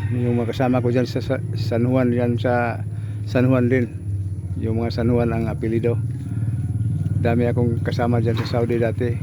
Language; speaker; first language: Filipino; non-native, local second language; Cebuano